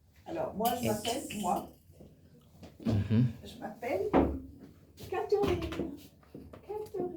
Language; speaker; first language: French; native; French